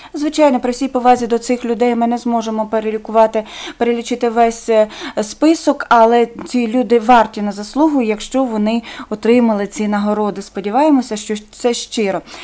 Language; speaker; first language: Ukrainian; native; Ukrainian